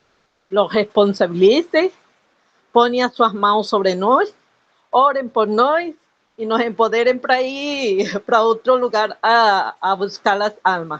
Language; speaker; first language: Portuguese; non-native, fluent; Spanish